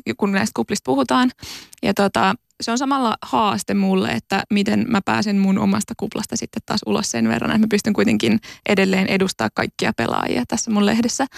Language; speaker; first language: Finnish; native; Finnish